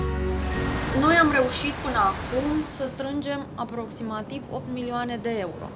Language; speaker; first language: Romanian; native; Romanian